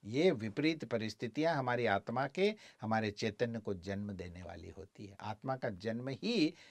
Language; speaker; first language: Hindi; native; Hindi